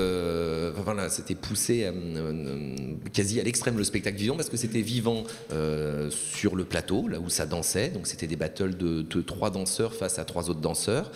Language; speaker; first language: French; native; French